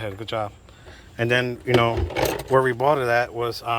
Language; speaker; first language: English; native; English